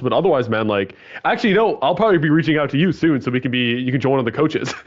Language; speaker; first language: English; native; English